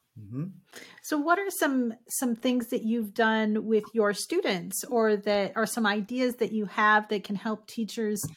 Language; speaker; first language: English; native; English